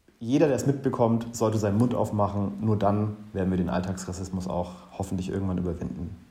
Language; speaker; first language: German; native; German